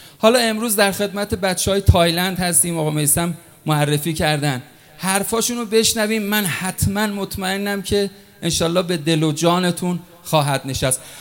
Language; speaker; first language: Persian; native; Persian